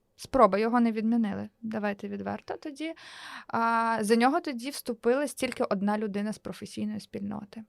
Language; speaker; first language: Ukrainian; native; Ukrainian